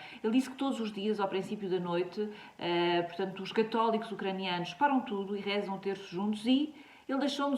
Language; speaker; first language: Portuguese; native; Portuguese